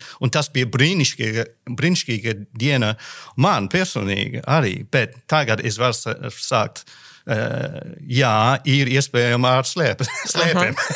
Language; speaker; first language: Latvian; non-native, learner; English